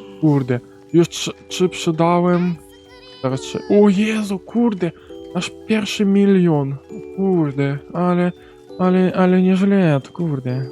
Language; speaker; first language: Polish; non-native, learner; Ukrainian